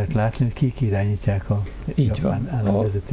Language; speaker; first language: Hungarian; native; Hungarian